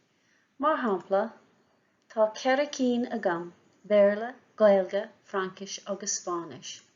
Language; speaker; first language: Irish; non-native, local second language; English